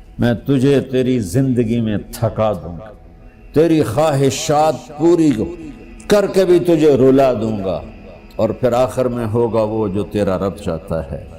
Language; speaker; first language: Urdu; non-native, local second language; Punjabi